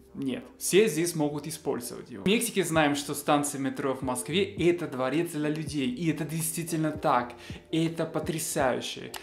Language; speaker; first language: Russian; non-native, fluent; Spanish